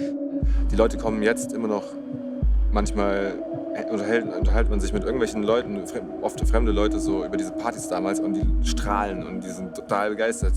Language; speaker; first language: German; native; German